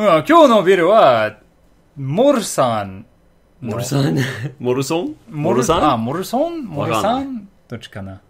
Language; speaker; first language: Japanese; non-native, learner; English